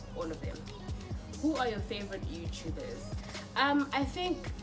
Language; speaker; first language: English; non-native, local second language; Xhosa